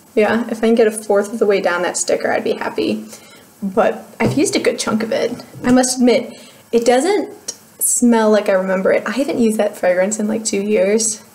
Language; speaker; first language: English; native; English